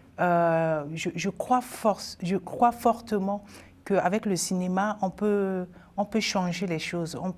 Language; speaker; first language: French; non-native, local second language; Sango